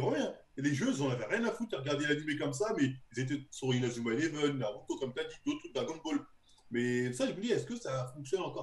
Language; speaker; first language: French; native; French